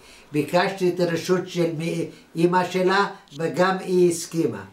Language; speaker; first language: Hebrew; non-native, fluent; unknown